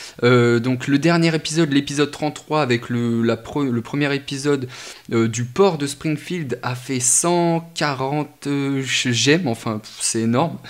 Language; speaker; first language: French; native; French